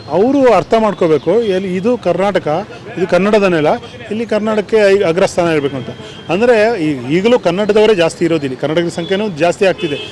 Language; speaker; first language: Kannada; native; Kannada